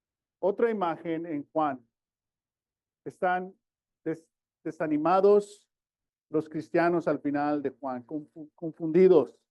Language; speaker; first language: Spanish; early bilingual, heritage; Spanish